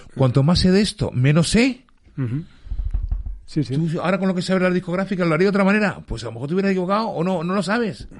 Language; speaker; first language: Spanish; early bilingual, other home language; English